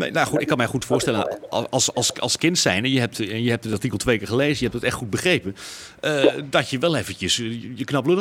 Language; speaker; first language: Dutch; native; Dutch